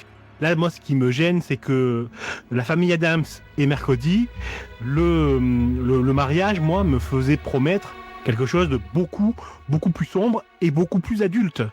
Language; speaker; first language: French; native; French